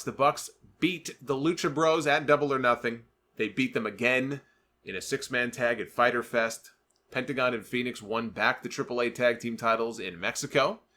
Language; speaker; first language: English; native; English